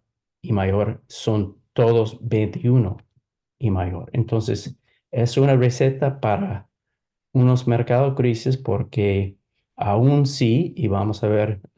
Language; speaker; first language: Spanish; non-native, fluent; English